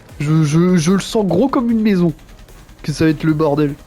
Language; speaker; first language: French; native; French